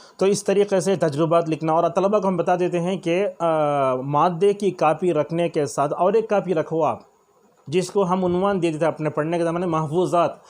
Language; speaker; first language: Urdu; native; Urdu